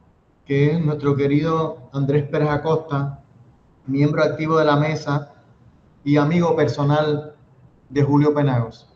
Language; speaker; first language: Spanish; native; Spanish